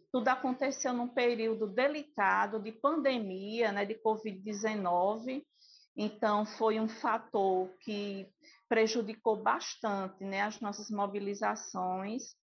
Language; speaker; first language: Portuguese; native; Portuguese